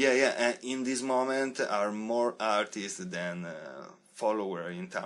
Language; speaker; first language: English; non-native, learner; Italian